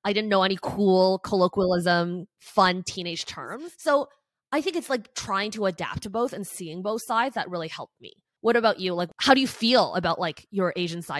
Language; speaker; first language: English; early bilingual, other home language; Chinese